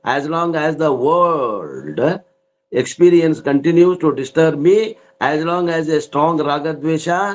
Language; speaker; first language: English; non-native, local second language; Kannada